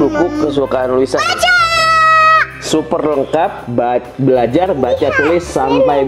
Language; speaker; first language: Indonesian; native; Indonesian